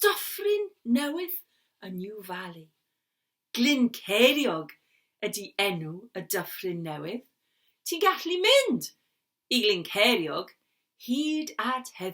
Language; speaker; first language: Welsh; non-native, learner; English